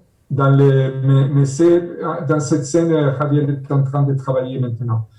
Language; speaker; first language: French; non-native, learner; Spanish